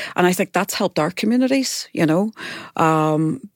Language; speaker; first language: English; native; English